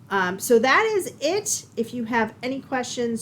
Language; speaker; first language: English; native; English